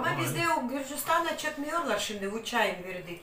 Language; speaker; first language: Turkish; non-native, learner; Russian